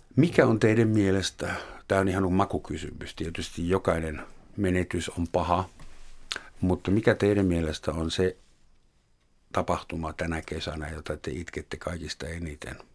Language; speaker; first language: Finnish; non-native, fluent; German